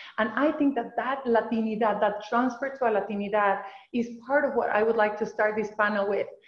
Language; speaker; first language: English; non-native, fluent; Spanish